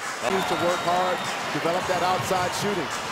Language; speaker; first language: English; native; English